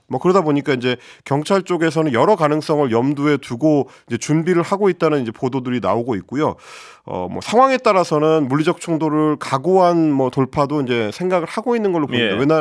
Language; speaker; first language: Korean; native; Korean